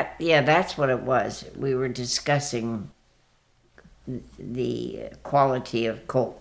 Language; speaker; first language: English; native; English